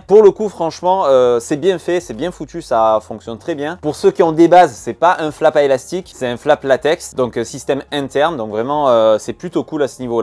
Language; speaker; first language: French; native; French